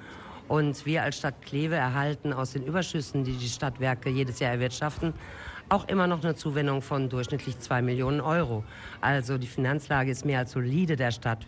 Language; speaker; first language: German; native; German